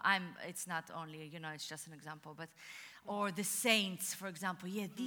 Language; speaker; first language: English; non-native, fluent; Russian